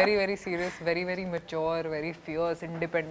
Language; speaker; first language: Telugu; non-native, local second language; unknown